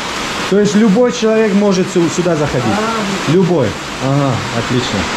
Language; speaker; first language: Russian; non-native, local second language; Tajik